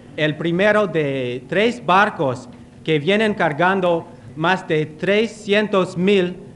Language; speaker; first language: Spanish; non-native, fluent; English